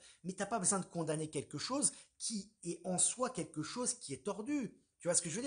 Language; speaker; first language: French; native; French